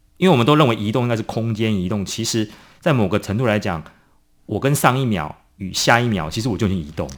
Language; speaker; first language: Chinese; native; Chinese